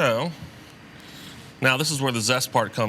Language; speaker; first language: English; native; English